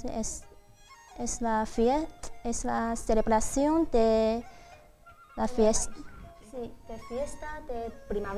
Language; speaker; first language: Spanish; non-native, learner; Chinese